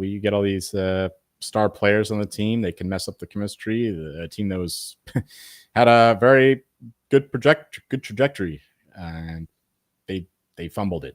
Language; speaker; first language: English; native; English